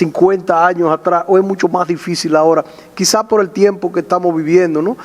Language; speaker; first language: Spanish; native; Spanish